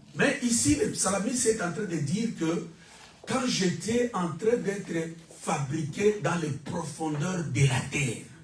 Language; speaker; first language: French; non-native, local second language; Lingala